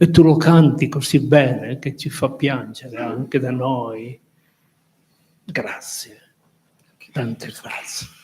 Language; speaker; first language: Italian; non-native, fluent; Spanish